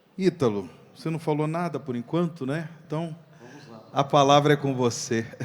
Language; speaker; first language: Portuguese; native; Portuguese